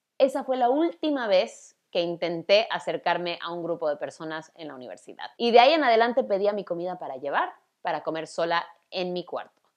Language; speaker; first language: Spanish; early bilingual, other home language; English